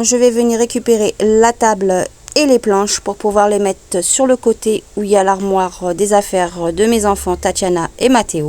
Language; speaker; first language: French; native; French